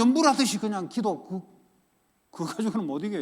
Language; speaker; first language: Korean; native; Korean